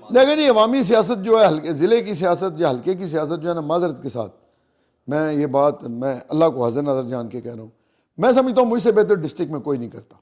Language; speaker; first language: Urdu; non-native, local second language; Punjabi